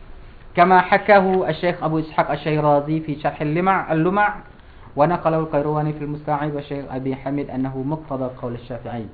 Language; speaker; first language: Arabic; non-native, fluent; Indonesian